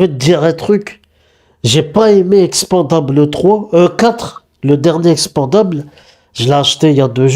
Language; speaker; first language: French; native; French